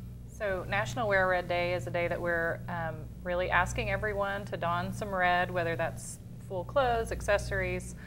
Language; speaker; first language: English; native; English